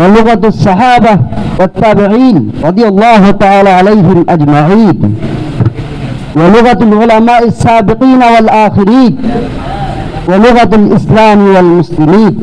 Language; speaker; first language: Arabic; non-native, fluent; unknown